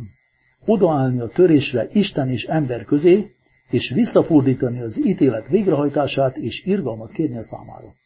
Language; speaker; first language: Hungarian; native; Hungarian